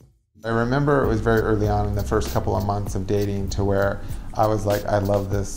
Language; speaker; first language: English; native; English